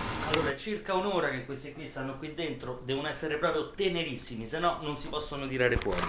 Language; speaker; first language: Italian; native; Italian